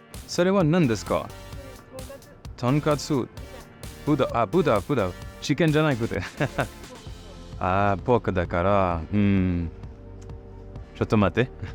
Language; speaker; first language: Japanese; non-native, learner; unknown